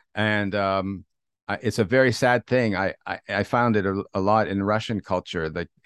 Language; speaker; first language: English; native; English